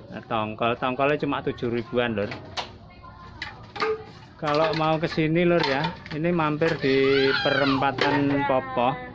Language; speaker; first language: Indonesian; non-native, local second language; Javanese